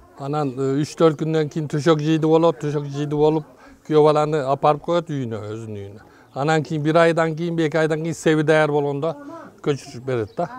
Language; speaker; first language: Kyrgyz; early bilingual, heritage; Kyrgyz